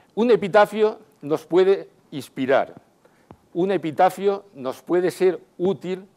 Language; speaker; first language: Spanish; native; Spanish